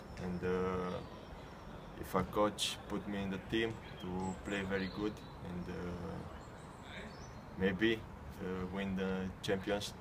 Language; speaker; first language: English; non-native, learner; Romanian